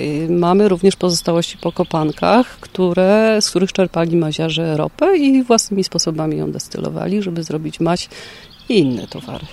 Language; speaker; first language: Polish; native; Polish